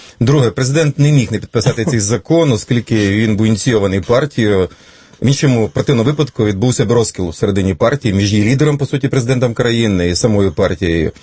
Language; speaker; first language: Ukrainian; native; Ukrainian